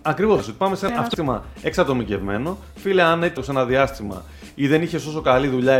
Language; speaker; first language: Greek; native; Greek